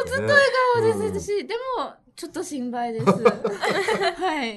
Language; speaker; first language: Japanese; non-native, learner; Chinese